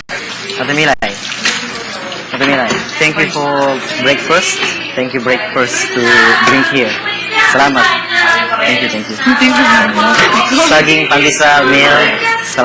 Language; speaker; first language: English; non-native, learner; Cebuano